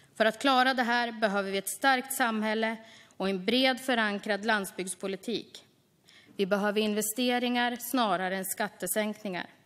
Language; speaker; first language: Swedish; native; Swedish